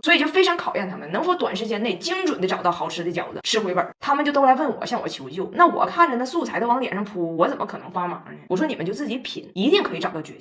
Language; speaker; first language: Chinese; native; Chinese